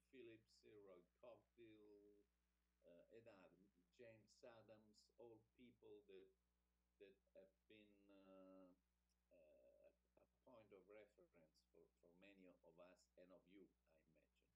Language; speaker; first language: English; non-native, fluent; Italian